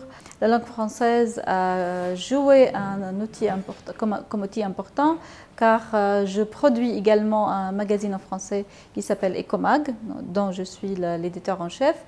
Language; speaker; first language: French; non-native, fluent; Arabic